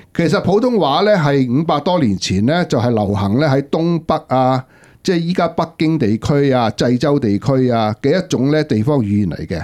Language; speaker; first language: Cantonese; non-native, local second language; Wu Chinese